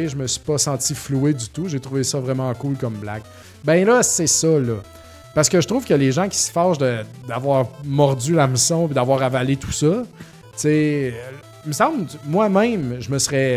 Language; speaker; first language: French; native; French